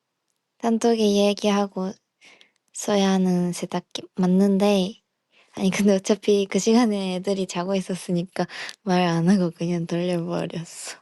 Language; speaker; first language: Korean; non-native, fluent; Japanese